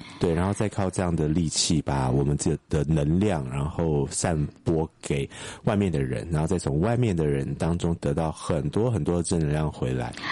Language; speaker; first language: Chinese; native; Chinese